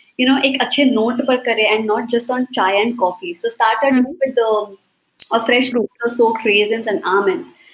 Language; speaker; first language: Hindi; native; Hindi